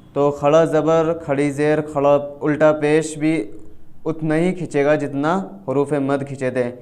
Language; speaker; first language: Urdu; native; Urdu